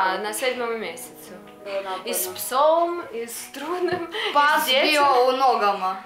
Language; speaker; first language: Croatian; non-native, learner; Ukrainian